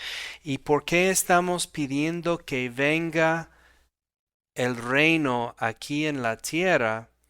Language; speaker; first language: Spanish; non-native, fluent; English